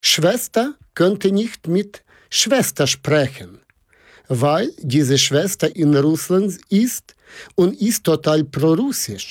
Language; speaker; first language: German; non-native, learner; Ukrainian